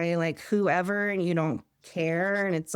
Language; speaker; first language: English; native; English